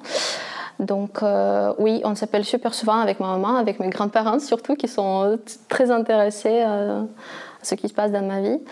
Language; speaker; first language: French; non-native, fluent; Russian